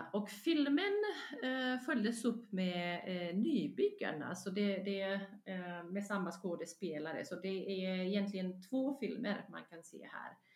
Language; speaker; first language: Swedish; non-native, fluent; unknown